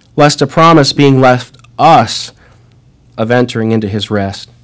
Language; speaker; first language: English; native; English